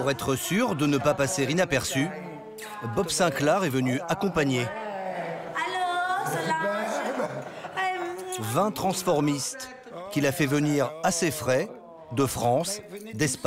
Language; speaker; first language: French; native; French